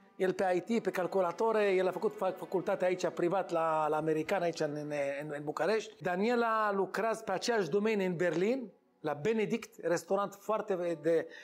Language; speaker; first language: Romanian; non-native, learner; Hebrew